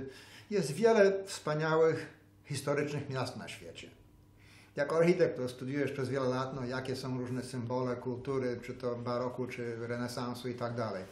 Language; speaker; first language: Polish; early bilingual, heritage; Polish